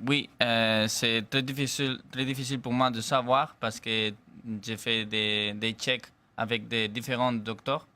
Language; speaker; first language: French; non-native, learner; Spanish